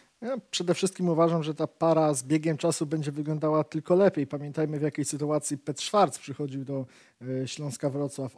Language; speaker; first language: Polish; native; Polish